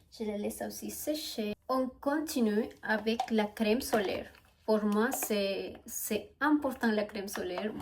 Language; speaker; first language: French; non-native, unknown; Spanish